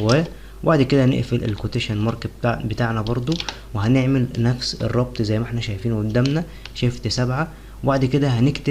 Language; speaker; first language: Arabic; native; Arabic